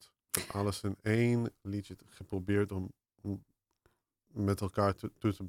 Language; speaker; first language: Dutch; non-native, fluent; Hebrew